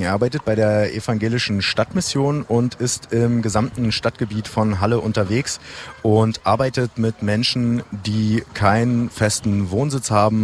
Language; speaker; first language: German; native; German